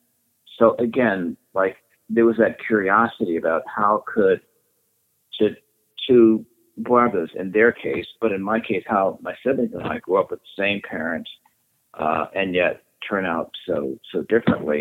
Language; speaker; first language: English; native; English